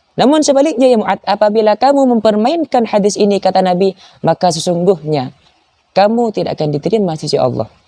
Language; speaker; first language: Malay; non-native, local second language; Madurese